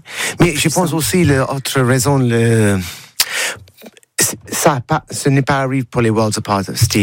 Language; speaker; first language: French; non-native, learner; English